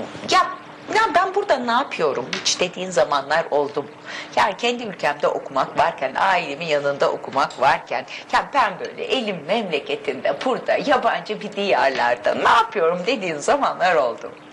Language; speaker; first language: Turkish; native; Turkish